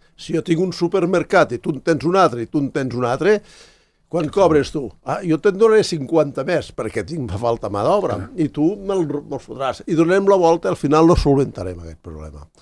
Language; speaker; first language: Catalan; native; Catalan